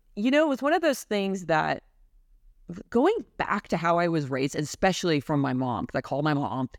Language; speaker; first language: English; native; English